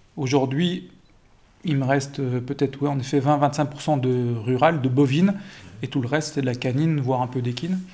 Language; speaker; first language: French; native; French